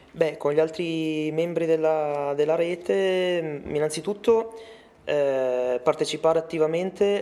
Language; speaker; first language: Italian; native; Italian